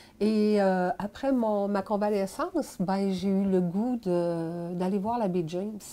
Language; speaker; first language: French; native; French